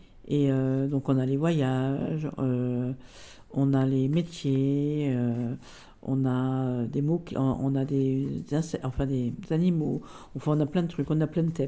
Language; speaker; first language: French; native; French